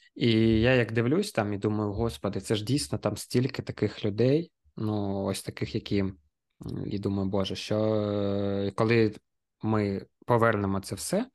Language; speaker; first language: Ukrainian; non-native, local second language; Russian